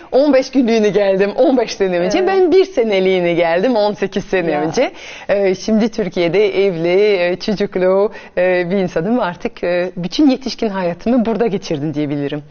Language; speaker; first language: Turkish; non-native, fluent; French